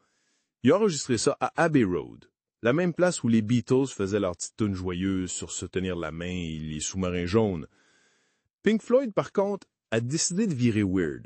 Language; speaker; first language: French; native; French